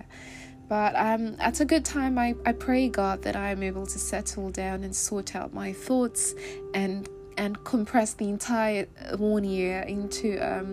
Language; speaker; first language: English; non-native, local second language; Igbo